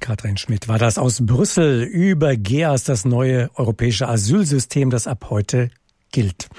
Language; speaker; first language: German; native; German